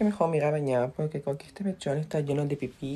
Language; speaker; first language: Spanish; native; Spanish